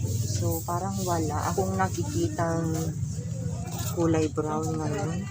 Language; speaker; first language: Filipino; native; Filipino